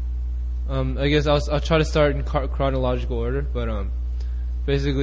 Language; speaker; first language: English; native; English